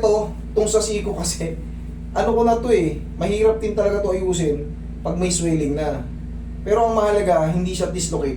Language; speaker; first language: Filipino; native; Filipino